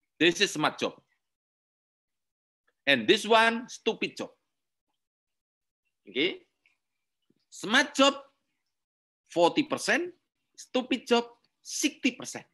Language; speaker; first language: English; non-native, learner; Indonesian